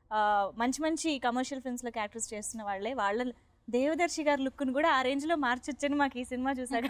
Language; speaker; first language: Telugu; native; Telugu